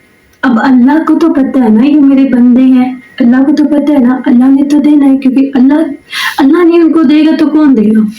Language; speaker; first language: Urdu; native; Urdu